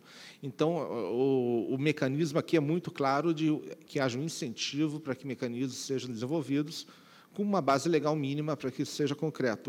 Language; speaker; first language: Portuguese; native; Portuguese